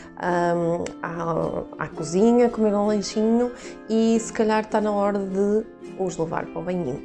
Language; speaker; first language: Portuguese; native; Portuguese